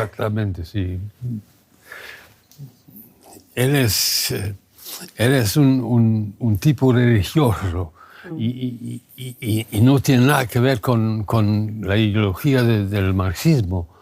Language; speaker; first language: Spanish; non-native, fluent; German